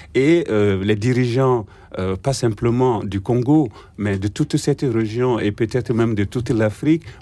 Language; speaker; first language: French; non-native, local second language; Bambara